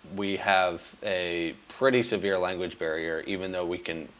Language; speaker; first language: English; native; English